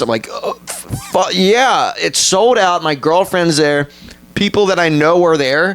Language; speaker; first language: English; native; English